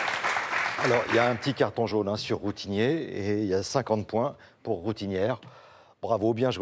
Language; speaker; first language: French; native; French